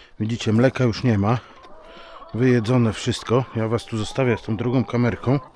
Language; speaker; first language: Polish; native; Polish